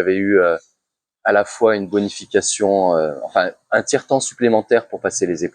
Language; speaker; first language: French; native; French